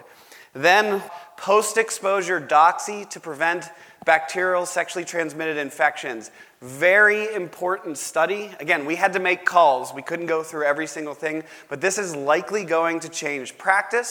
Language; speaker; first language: English; native; English